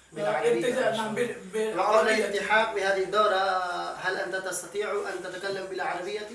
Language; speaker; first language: Arabic; non-native, fluent; Urdu